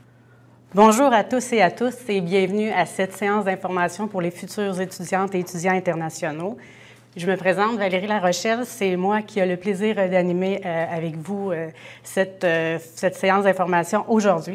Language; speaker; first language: French; native; French